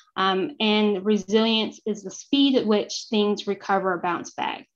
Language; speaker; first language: English; native; English